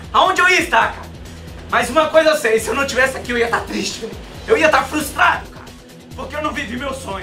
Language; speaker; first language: Portuguese; native; Portuguese